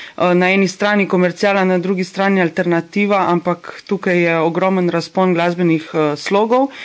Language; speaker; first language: Slovenian; native; Slovenian